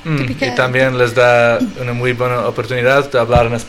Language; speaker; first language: Spanish; non-native, fluent; English